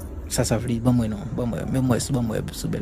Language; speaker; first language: French; non-native, learner; Haitian Creole